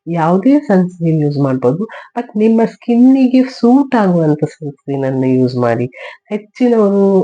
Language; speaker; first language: Kannada; non-native, local second language; Tulu